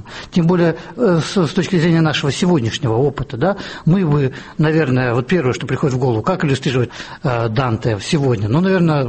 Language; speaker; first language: Russian; native; Russian